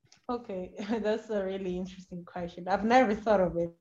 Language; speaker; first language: English; non-native, fluent; Portuguese